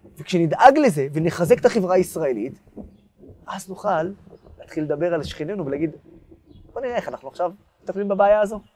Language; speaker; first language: Hebrew; non-native, local second language; Arabic